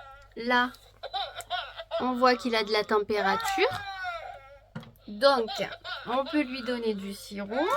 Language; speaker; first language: French; native; French